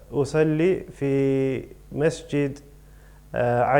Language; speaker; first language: Arabic; non-native, fluent; English